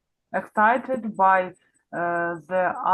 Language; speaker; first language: English; non-native, learner; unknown